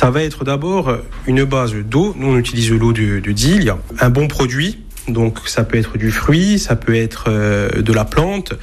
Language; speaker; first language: French; native; French